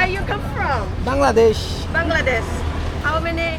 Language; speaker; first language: English; non-native, learner; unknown